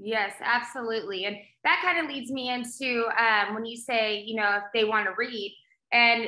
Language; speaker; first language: English; native; English